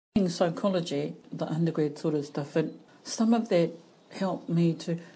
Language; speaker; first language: English; native; English